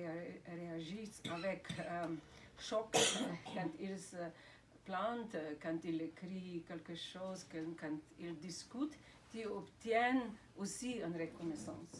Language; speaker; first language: French; non-native, fluent; Slovenian